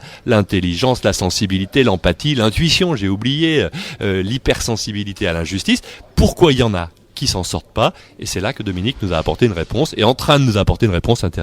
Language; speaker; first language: French; native; French